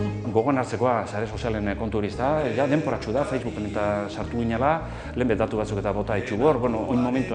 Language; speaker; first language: Basque; native; Basque